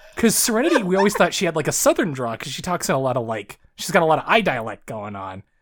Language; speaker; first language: English; native; English